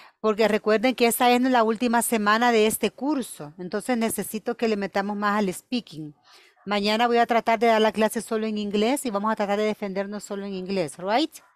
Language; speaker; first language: Spanish; native; Spanish